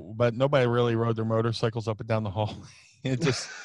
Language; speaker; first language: English; native; English